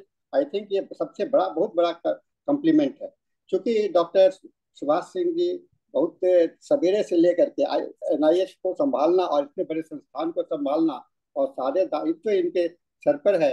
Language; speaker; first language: Hindi; native; Hindi